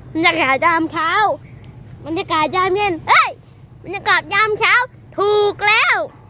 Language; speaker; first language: Thai; native; Thai